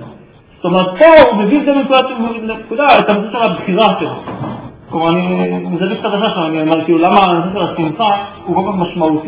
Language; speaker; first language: Hebrew; native; Hebrew